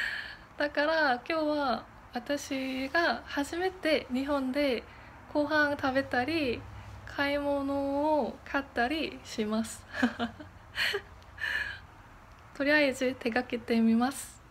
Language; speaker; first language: Japanese; non-native, learner; Korean